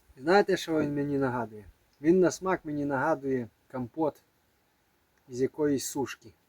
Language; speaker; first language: Ukrainian; native; Ukrainian